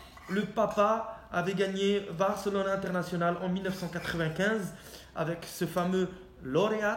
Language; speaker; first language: French; native; French